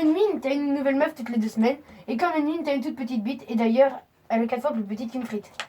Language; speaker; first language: French; native; French